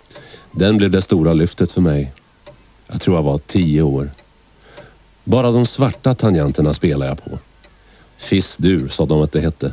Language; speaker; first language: Swedish; native; Swedish